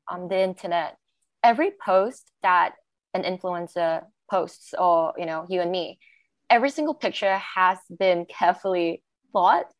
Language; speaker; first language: English; non-native, local second language; Chinese